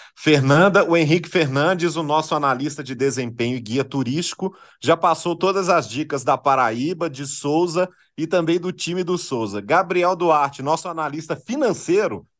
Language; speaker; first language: Portuguese; native; Portuguese